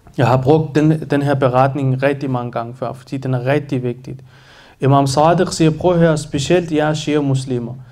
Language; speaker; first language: Danish; early bilingual, other home language; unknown